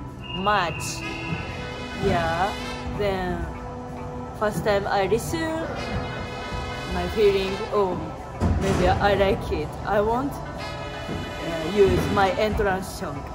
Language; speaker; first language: English; non-native, learner; Japanese